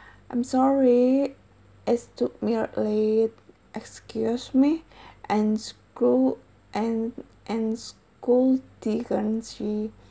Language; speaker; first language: English; non-native, learner; Indonesian